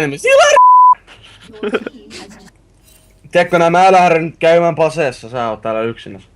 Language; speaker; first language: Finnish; native; Finnish